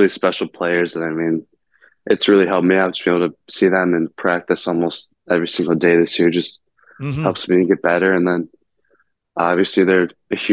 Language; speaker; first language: English; native; English